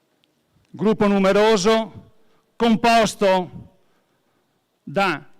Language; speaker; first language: Italian; native; Italian